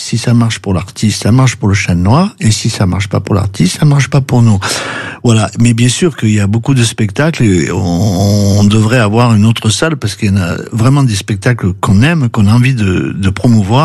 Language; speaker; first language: French; native; French